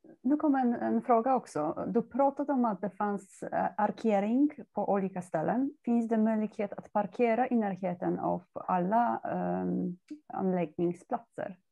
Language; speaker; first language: Swedish; non-native, fluent; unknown